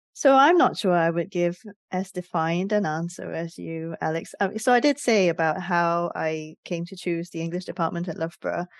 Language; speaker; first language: English; native; English